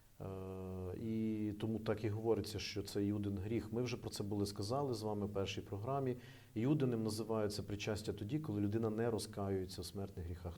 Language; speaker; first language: Ukrainian; native; Ukrainian